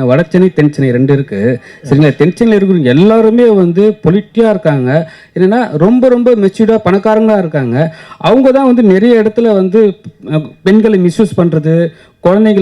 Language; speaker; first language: Tamil; native; Tamil